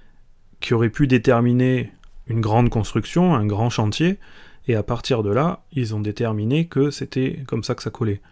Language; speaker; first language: French; native; French